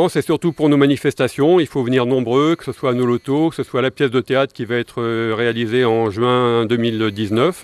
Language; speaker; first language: French; native; French